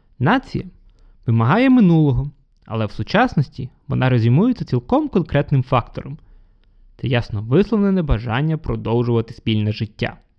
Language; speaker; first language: Ukrainian; non-native, local second language; Russian